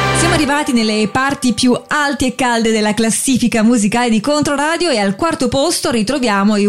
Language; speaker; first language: Italian; native; Italian